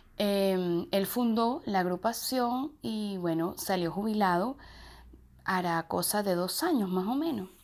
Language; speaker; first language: Spanish; native; Spanish